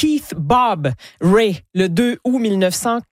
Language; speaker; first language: French; native; French